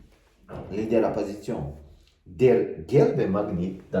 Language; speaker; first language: German; non-native, learner; Tajik